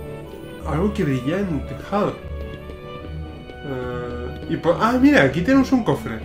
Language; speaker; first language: Spanish; native; Spanish